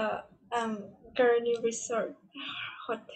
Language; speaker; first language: English; non-native, learner; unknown